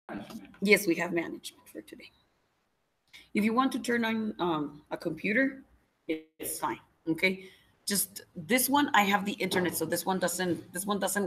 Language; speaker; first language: English; non-native, local second language; Spanish